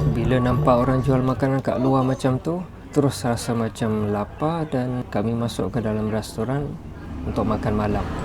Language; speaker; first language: Malay; non-native, fluent; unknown